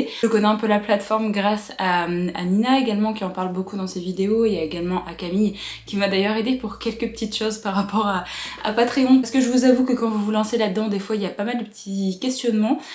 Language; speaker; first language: French; native; French